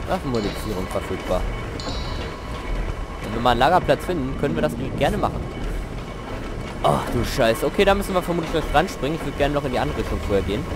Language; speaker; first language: German; native; German